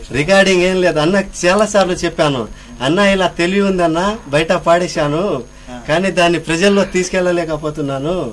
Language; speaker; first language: Telugu; non-native, local second language; Lambadi